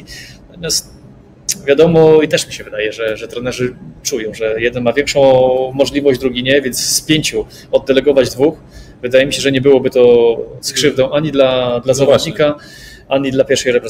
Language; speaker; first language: Polish; native; Polish